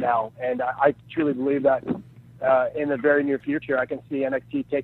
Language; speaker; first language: English; native; English